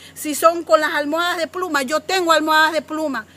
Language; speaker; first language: Spanish; non-native, local second language; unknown